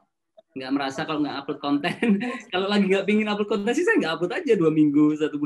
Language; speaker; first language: Indonesian; native; Indonesian